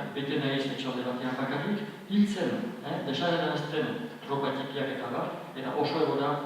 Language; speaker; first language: Basque; native; Basque